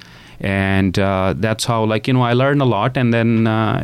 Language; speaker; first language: English; non-native, local second language; Punjabi